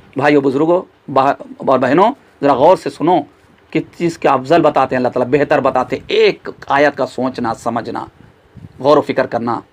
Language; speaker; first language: Urdu; native; Urdu